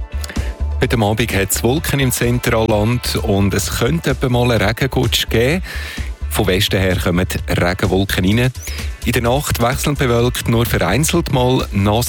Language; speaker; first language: German; native; German